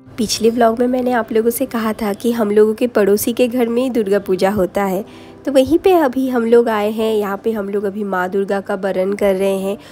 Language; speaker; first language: Hindi; non-native, local second language; Bangla